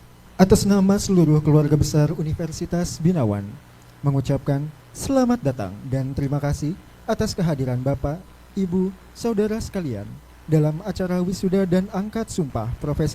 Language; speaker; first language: Indonesian; native; Indonesian